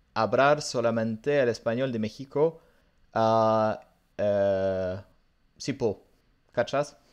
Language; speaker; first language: Spanish; non-native, learner; French